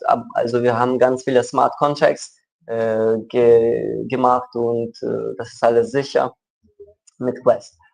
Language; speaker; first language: German; non-native, local second language; Ukrainian